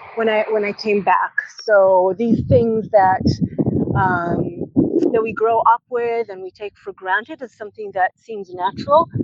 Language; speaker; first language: English; non-native, fluent; Hebrew